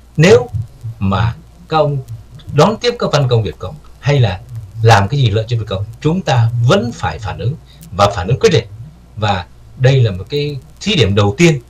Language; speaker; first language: Vietnamese; native; Vietnamese